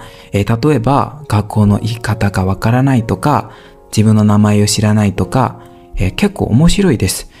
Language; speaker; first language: Japanese; non-native, learner; Burmese